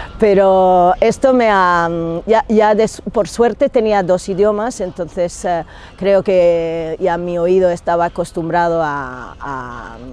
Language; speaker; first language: Spanish; non-native, fluent; English